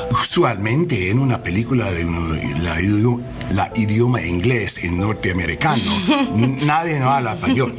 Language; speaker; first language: Spanish; non-native, learner; English